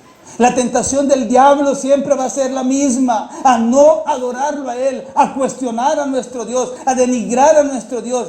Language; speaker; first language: Spanish; native; Spanish